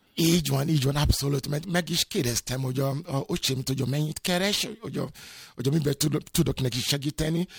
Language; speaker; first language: Hungarian; non-native, fluent; Yoruba